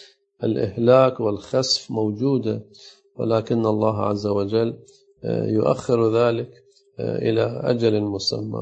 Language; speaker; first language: Arabic; native; Arabic